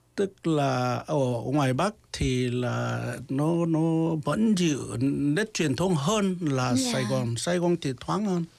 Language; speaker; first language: Vietnamese; non-native, fluent; Korean